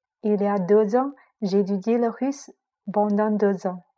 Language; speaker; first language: French; non-native, fluent; Chinese